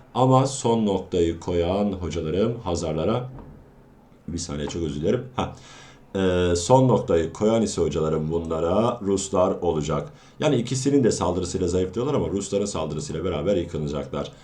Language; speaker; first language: Turkish; native; Turkish